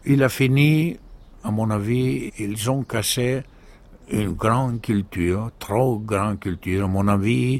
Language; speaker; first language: French; non-native, learner; Greek